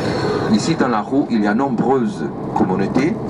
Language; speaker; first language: French; non-native, fluent; Portuguese